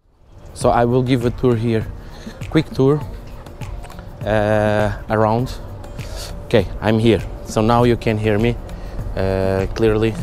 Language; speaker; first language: English; non-native, fluent; Portuguese